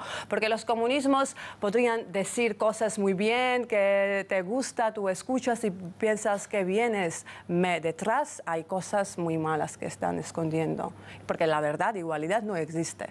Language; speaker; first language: Spanish; non-native, fluent; Georgian